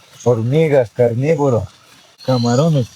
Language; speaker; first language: Spanish; non-native, local second language; Quechua